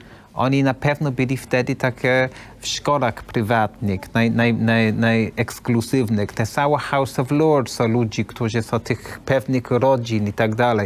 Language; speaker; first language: Polish; non-native, learner; English